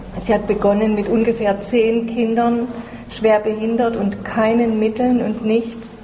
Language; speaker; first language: German; native; German